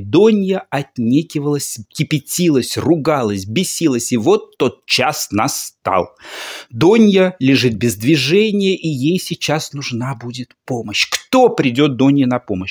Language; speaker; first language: Russian; native; Russian